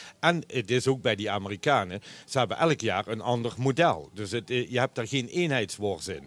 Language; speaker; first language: Dutch; native; Dutch